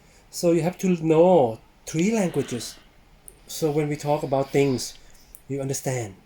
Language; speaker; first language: English; non-native, fluent; Thai